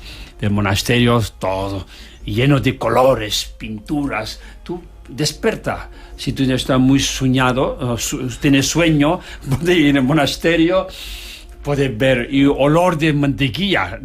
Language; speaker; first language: Spanish; non-native, learner; Tibetan